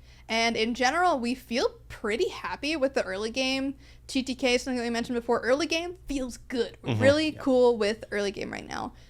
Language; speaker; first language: English; native; English